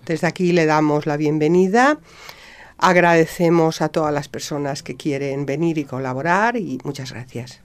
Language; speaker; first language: Spanish; native; Spanish